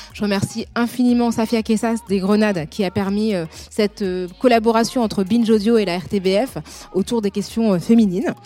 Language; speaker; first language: French; native; French